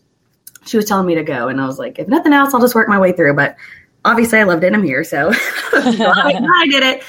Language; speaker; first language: English; native; English